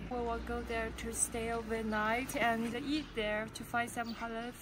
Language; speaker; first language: English; non-native, fluent; Chinese